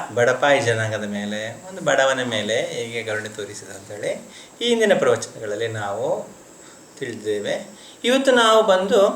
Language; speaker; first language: Kannada; non-native, local second language; Malayalam